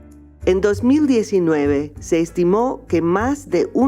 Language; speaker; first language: Spanish; non-native, fluent; English